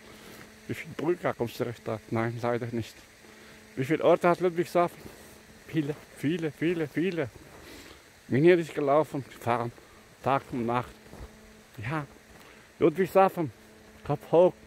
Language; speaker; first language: German; non-native, fluent; Albanian